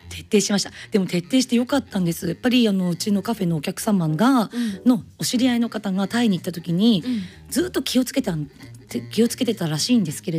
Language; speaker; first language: Japanese; native; Japanese